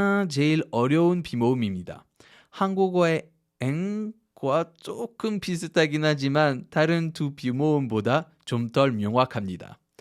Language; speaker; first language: Korean; non-native, fluent; French